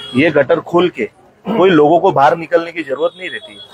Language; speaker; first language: Hindi; non-native, local second language; Marathi